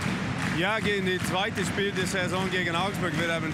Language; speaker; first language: German; non-native, learner; English